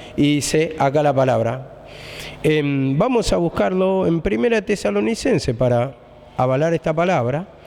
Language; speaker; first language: Spanish; native; Spanish